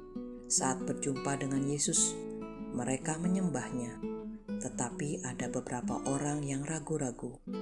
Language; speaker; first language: Indonesian; native; Indonesian